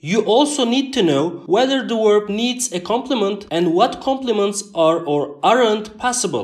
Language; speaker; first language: English; non-native, fluent; Turkish